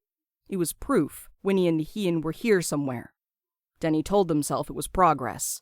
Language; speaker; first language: English; native; English